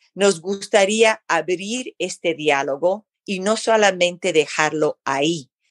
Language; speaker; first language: Spanish; early bilingual, heritage; Spanish